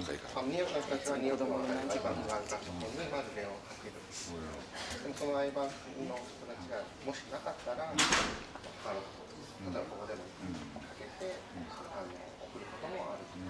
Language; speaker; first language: Japanese; early bilingual, heritage; Japanese